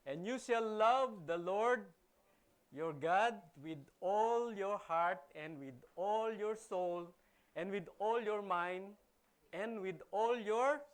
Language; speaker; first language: English; non-native, local second language; Filipino